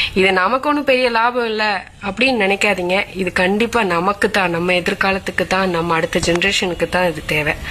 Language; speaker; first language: Tamil; non-native, local second language; Malayalam